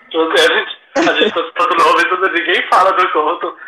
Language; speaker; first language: Portuguese; native; Portuguese